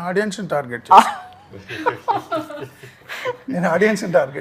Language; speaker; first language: Telugu; native; Telugu